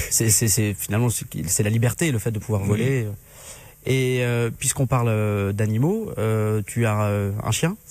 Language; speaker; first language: French; native; French